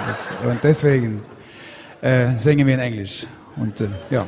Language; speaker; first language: German; non-native, fluent; Swedish